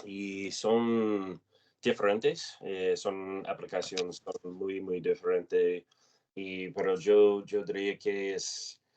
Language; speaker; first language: Spanish; non-native, learner; English